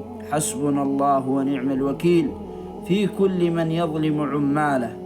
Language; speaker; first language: Arabic; native; Arabic